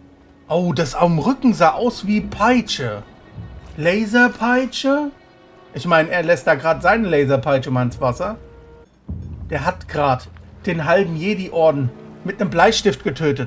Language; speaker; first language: German; native; German